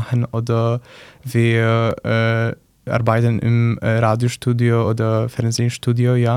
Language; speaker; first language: German; non-native, learner; Polish